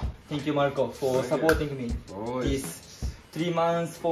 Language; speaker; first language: English; non-native, learner; Japanese